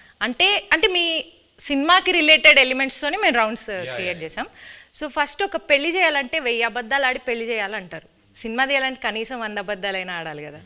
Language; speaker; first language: Telugu; native; Telugu